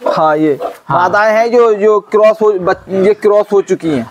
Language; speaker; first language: Hindi; native; Hindi